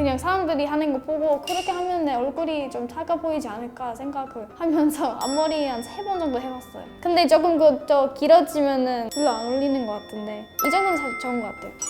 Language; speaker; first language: Korean; non-native, fluent; English